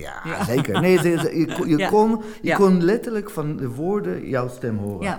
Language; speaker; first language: Dutch; non-native, fluent; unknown